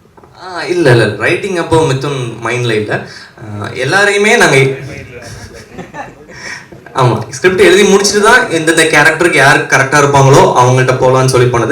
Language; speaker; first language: Tamil; native; Tamil